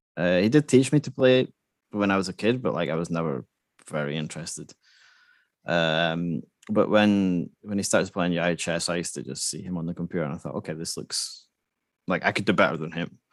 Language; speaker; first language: English; native; English